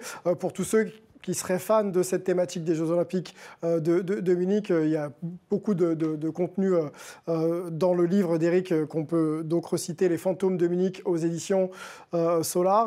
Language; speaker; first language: French; native; French